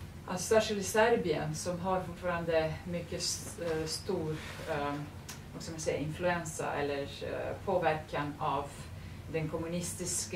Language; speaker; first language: Swedish; non-native, fluent; Serbian